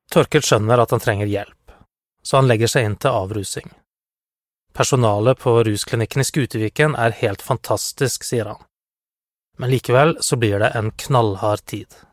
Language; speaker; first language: Norwegian; native; Norwegian